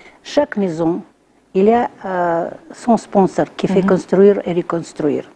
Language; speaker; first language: French; non-native, learner; Russian